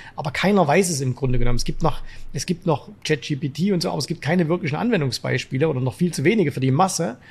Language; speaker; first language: German; native; German